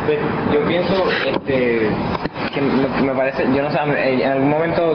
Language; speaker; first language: Spanish; native; Spanish